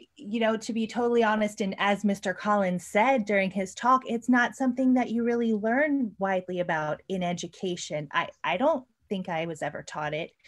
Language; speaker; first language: English; native; English